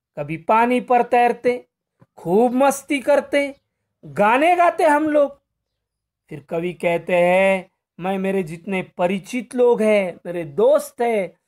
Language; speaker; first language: Hindi; non-native, local second language; Marathi